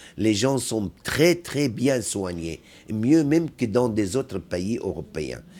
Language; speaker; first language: French; non-native, fluent; Arabic